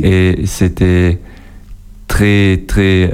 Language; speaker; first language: French; non-native, local second language; German